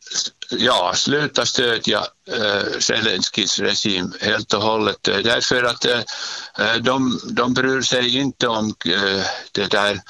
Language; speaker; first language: Swedish; non-native, learner; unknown